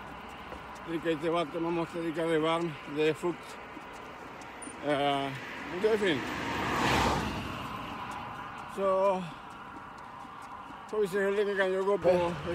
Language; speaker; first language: Swedish; non-native, learner; Spanish